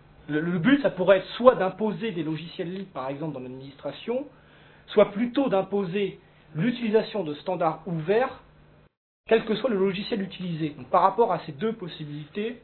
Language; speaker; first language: French; native; French